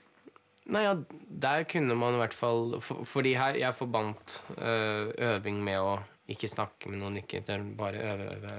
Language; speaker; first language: Norwegian; early bilingual, other home language; Russian